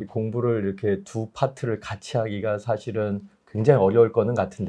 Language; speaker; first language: Korean; native; Korean